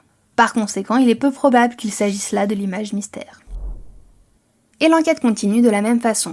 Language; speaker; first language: French; native; French